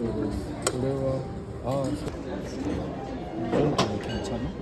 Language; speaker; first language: Korean; non-native, learner; Japanese